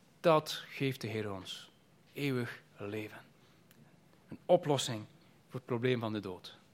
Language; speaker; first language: Dutch; native; Dutch